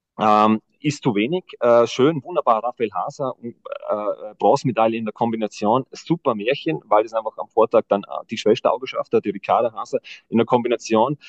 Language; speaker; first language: German; native; German